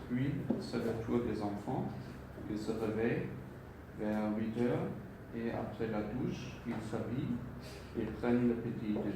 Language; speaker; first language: French; non-native, learner; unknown